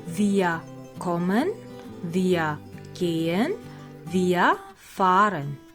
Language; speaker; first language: German; non-native, fluent; Indonesian